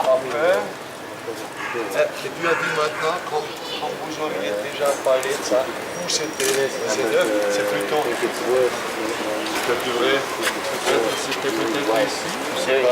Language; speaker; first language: French; non-native, fluent; German